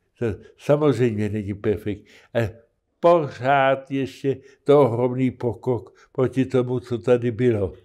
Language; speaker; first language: Czech; native; Czech